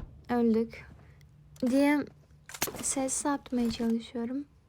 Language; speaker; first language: Turkish; non-native, fluent; Azerbaijani